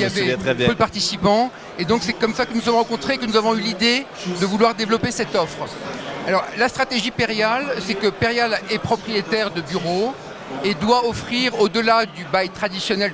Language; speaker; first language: French; native; French